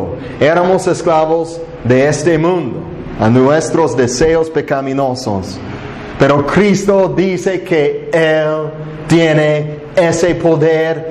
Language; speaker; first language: Spanish; non-native, fluent; English